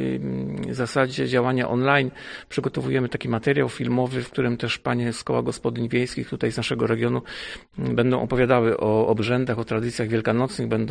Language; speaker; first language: Polish; native; Polish